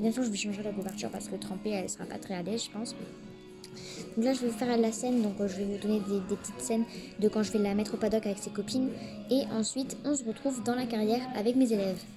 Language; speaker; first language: French; native; French